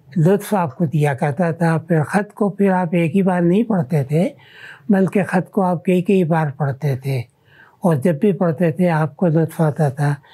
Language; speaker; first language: Urdu; native; Urdu